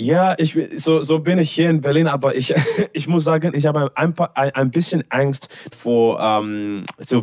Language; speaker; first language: German; non-native, learner; English